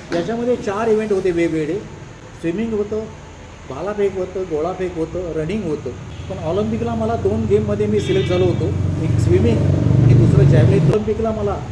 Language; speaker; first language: Marathi; native; Marathi